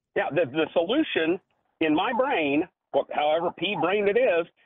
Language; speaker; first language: English; native; English